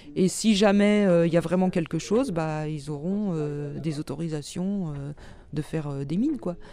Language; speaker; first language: French; native; French